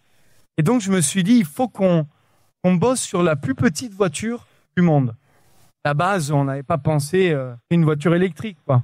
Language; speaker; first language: French; native; French